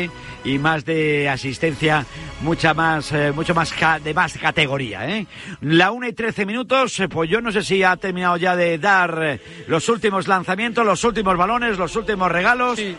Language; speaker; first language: Spanish; native; Spanish